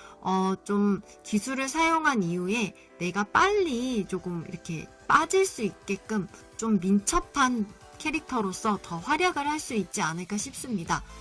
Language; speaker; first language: Korean; native; Korean